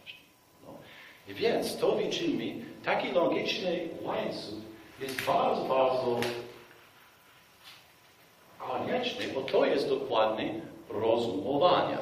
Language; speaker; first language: Polish; non-native, fluent; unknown